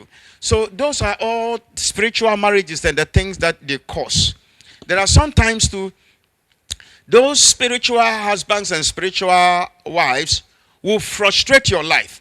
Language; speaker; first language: English; non-native, local second language; Akan